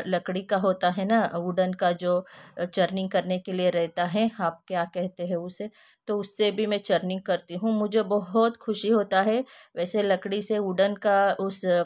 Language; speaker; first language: Hindi; non-native, local second language; Kannada